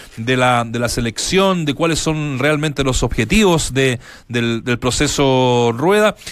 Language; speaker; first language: Spanish; native; Spanish